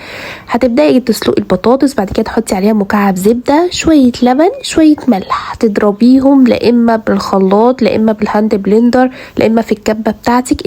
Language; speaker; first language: Arabic; native; Arabic